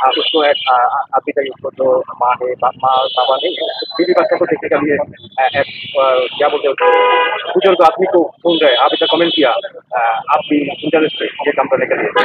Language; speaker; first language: Hindi; non-native, learner; Bangla